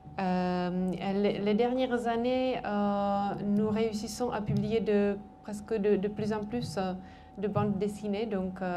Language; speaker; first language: French; non-native, fluent; Czech